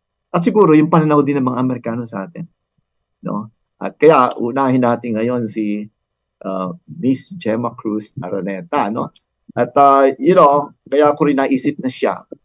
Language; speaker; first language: Filipino; native; Filipino